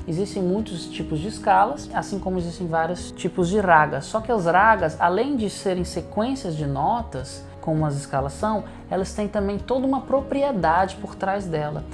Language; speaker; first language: Portuguese; native; Portuguese